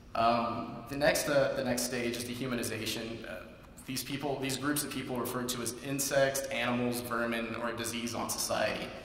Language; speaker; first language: English; native; English